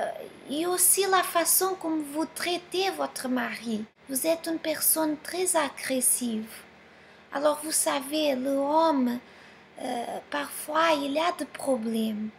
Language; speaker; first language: French; non-native, fluent; Portuguese